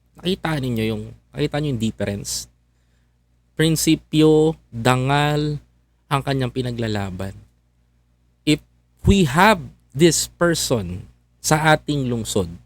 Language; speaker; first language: Filipino; native; Filipino